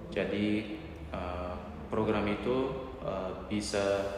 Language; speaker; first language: Indonesian; non-native, learner; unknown